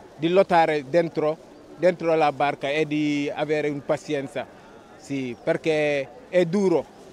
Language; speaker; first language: Italian; non-native, learner; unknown